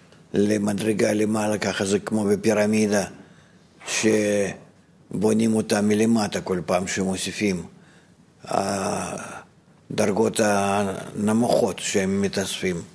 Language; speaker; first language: Hebrew; non-native, fluent; Russian